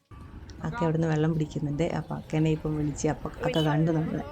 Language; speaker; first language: Malayalam; native; Malayalam